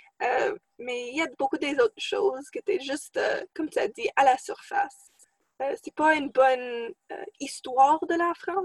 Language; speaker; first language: French; non-native, fluent; English